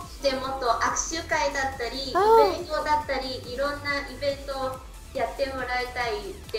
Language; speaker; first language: Japanese; non-native, fluent; Cantonese